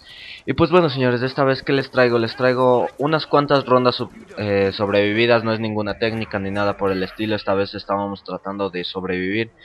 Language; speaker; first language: Spanish; native; Spanish